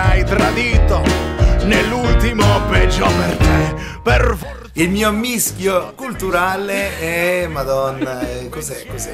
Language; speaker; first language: Italian; early bilingual, heritage; Italian